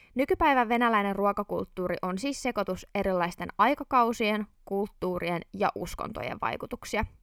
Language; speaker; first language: Finnish; native; Finnish